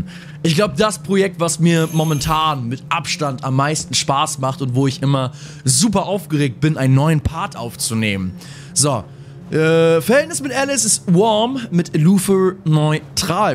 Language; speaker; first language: German; native; German